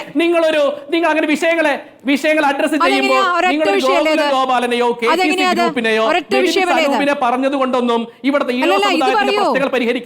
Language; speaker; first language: Malayalam; native; Malayalam